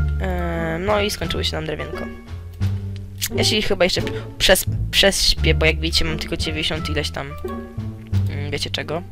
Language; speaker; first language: Polish; native; Polish